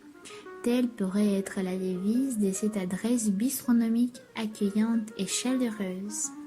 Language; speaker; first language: French; non-native, learner; Romanian